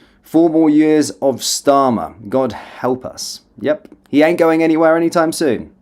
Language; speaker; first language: English; native; English